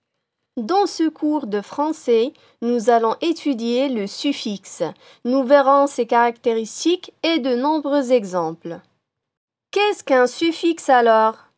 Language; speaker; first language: French; non-native, local second language; Arabic